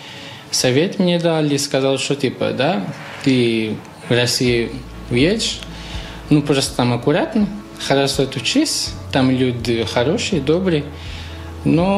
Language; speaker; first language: Russian; non-native, fluent; Portuguese